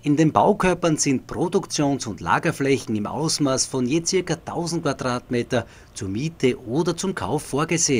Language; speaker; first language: German; native; German